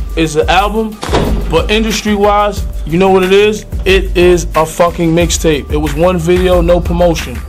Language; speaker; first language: English; native; English